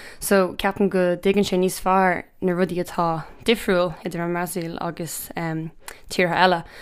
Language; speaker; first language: Irish; non-native, local second language; English